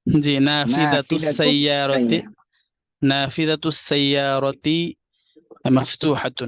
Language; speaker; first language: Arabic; non-native, learner; Bangla